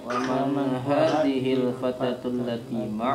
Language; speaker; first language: Arabic; non-native, learner; Indonesian